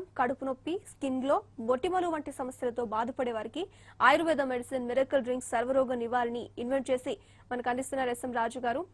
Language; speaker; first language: Telugu; native; Telugu